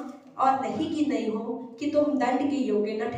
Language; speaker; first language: Hindi; native; Hindi